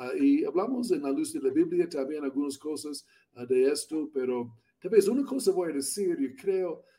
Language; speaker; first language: Spanish; non-native, learner; English